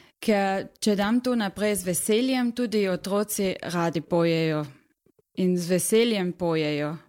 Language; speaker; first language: Slovenian; native; Slovenian